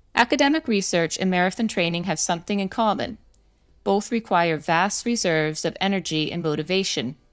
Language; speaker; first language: English; native; English